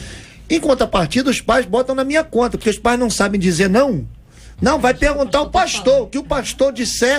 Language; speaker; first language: Portuguese; native; Portuguese